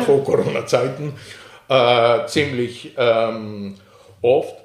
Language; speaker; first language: German; non-native, fluent; Greek